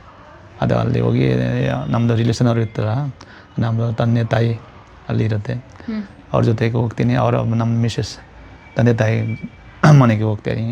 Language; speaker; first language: Kannada; non-native, learner; Nepali